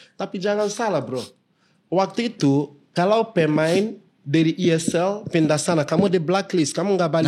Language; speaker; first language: Indonesian; non-native, fluent; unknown